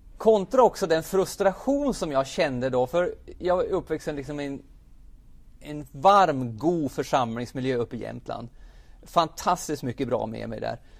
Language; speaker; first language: Swedish; native; Swedish